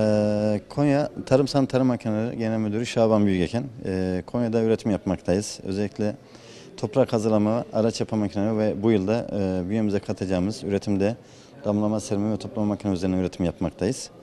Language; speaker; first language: Turkish; native; Turkish